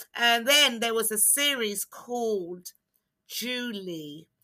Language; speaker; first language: English; native; English